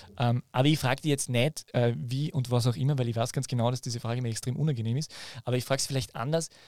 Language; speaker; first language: German; native; German